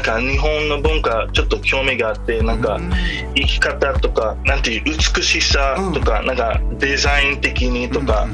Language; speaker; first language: Japanese; non-native, fluent; English